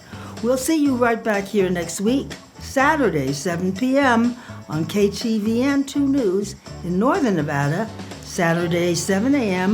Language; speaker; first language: English; native; English